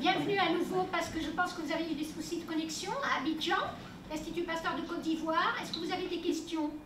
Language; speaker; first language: French; native; French